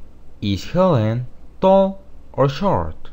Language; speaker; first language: English; non-native, fluent; Spanish